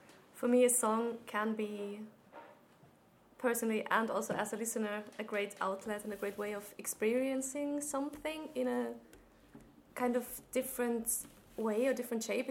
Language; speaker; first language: English; non-native, fluent; German